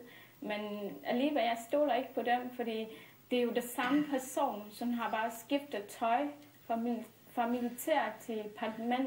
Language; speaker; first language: Danish; non-native, fluent; Burmese